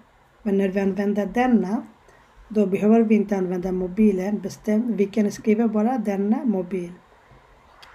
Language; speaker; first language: Swedish; non-native, learner; Bangla